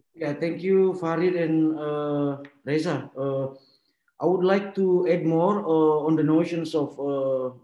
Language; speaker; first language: English; non-native, fluent; Indonesian